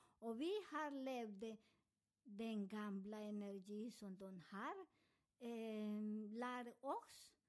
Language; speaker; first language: Swedish; non-native, learner; Spanish